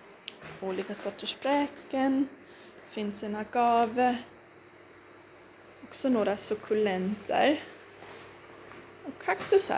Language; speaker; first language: Swedish; non-native, fluent; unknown